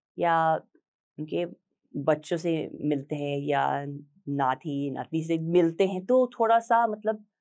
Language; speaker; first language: Hindi; non-native, fluent; English